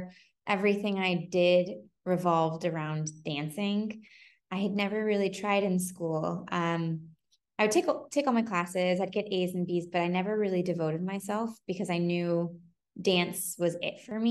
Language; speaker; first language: English; native; English